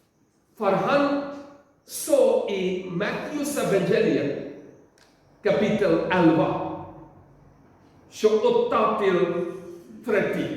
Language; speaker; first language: Swedish; non-native, learner; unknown